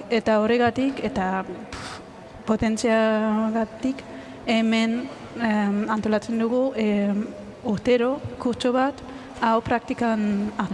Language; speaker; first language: Basque; non-native, fluent; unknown